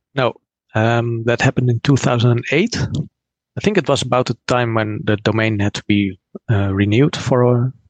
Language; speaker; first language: English; non-native, fluent; Dutch